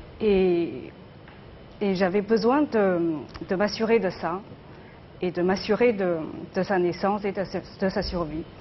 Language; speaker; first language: French; non-native, fluent; Chinese